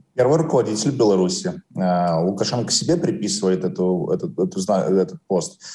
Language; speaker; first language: Russian; native; Russian